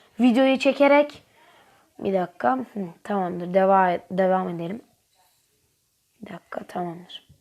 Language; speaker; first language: Turkish; native; Turkish